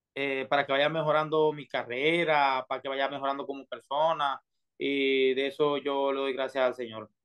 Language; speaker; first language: Spanish; native; Spanish